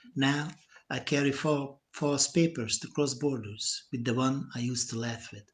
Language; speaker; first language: English; non-native, fluent; Hungarian